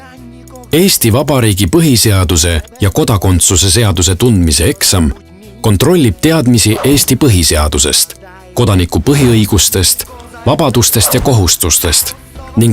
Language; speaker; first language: Estonian; native; Estonian